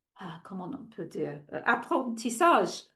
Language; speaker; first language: French; non-native, fluent; English